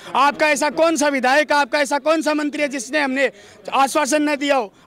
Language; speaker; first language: Hindi; native; Hindi